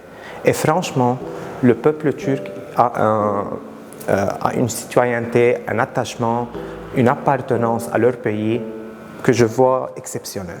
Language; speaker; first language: French; non-native, local second language; Arabic